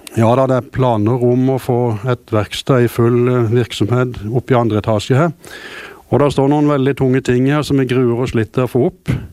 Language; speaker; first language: Norwegian; native; Norwegian